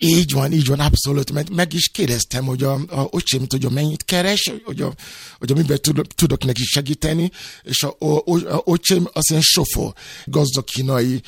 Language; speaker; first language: Hungarian; non-native, fluent; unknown